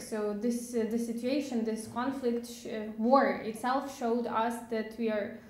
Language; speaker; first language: English; non-native, fluent; Ukrainian